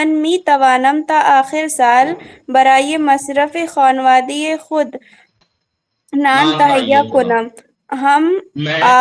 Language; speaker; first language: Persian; non-native, learner; Urdu